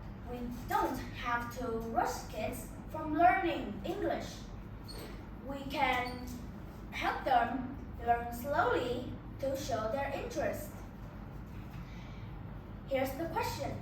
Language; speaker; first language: English; non-native, learner; Vietnamese